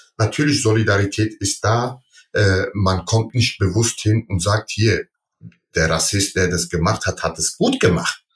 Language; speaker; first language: German; early bilingual, other home language; Turkish